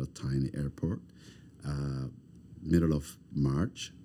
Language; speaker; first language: English; non-native, fluent; Somali